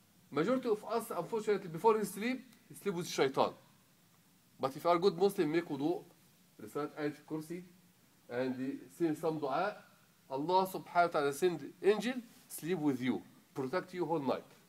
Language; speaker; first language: English; non-native, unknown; Arabic